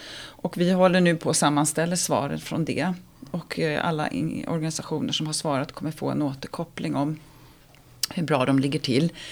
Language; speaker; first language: Swedish; native; Swedish